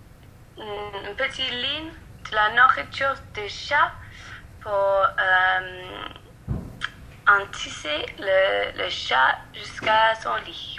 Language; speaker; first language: French; non-native, learner; English